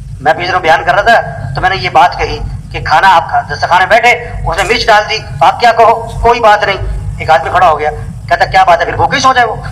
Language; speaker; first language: Urdu; non-native, local second language; Pashto